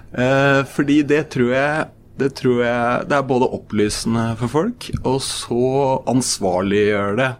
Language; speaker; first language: Norwegian; native; Norwegian